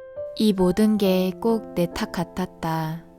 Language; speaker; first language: Korean; native; Korean